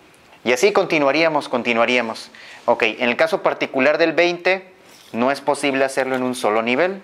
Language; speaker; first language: Spanish; native; Spanish